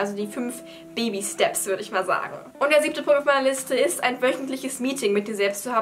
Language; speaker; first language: German; native; German